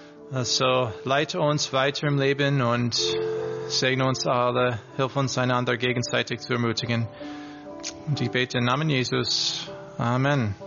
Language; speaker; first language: German; non-native, learner; English